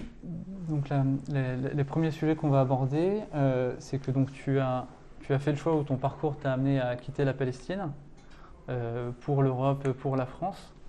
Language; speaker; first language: French; native; French